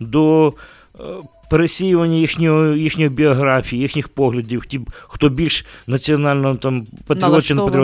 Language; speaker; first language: Ukrainian; native; Ukrainian